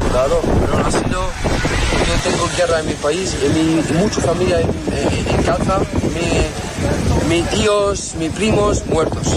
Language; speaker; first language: Spanish; non-native, learner; Arabic